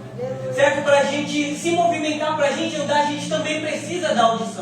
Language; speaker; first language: Portuguese; native; Portuguese